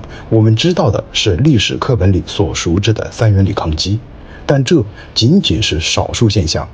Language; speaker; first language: Chinese; native; Chinese